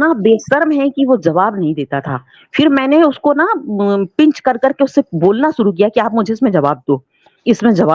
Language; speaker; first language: Hindi; native; Hindi